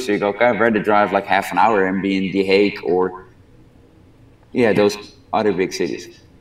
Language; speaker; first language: English; non-native, fluent; Dutch